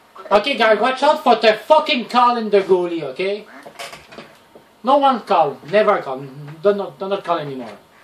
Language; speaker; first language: English; non-native, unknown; French